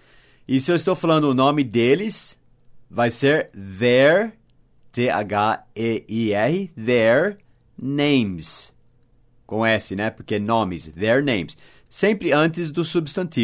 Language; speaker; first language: Portuguese; non-native, fluent; English